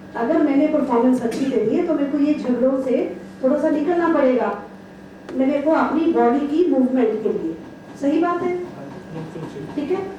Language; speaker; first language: Hindi; non-native, local second language; Punjabi